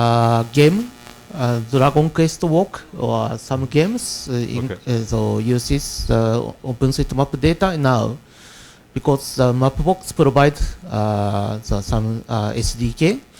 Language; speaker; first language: English; non-native, learner; Japanese